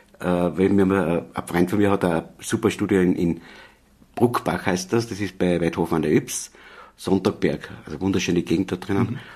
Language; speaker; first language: German; native; German